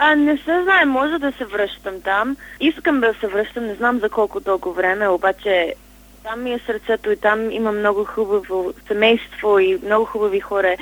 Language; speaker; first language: Bulgarian; early bilingual, heritage; Bulgarian